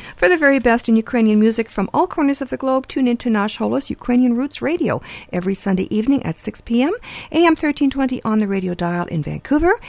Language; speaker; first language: English; early bilingual, other home language; Ukrainian